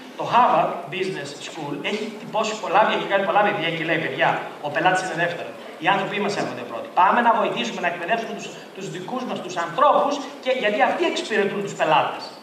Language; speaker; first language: Greek; native; Greek